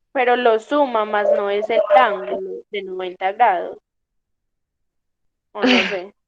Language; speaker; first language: Spanish; native; Spanish